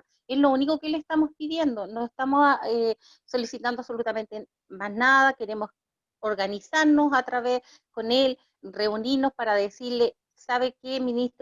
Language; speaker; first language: Spanish; native; Spanish